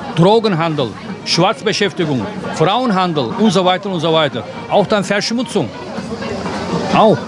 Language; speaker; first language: German; non-native, fluent; Turkish